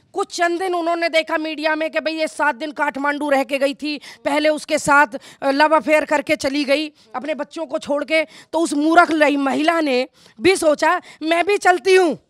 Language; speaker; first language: Hindi; native; Hindi